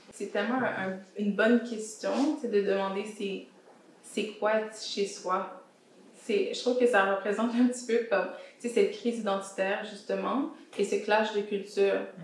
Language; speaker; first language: French; early bilingual, other home language; Haitian Creole